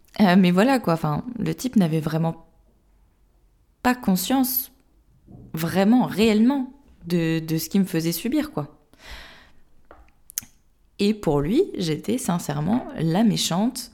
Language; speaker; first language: French; native; French